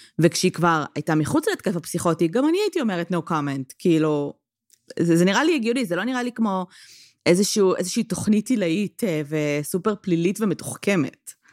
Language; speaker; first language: Hebrew; native; Hebrew